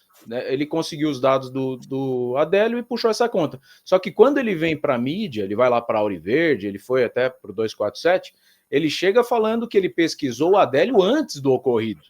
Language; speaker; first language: Portuguese; native; Portuguese